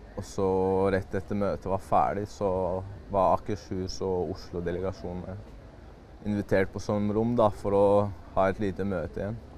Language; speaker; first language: Norwegian; early bilingual, other home language; Chechen